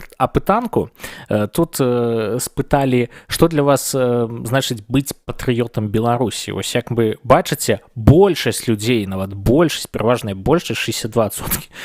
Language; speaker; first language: Belarusian; non-native, local second language; Russian